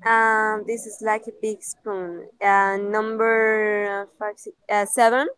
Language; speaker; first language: English; non-native, fluent; Spanish